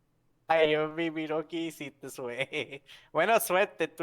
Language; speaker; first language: Spanish; non-native, learner; English